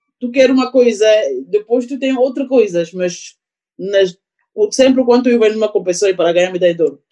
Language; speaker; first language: Portuguese; non-native, learner; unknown